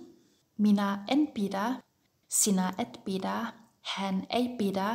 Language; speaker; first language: Finnish; non-native, fluent; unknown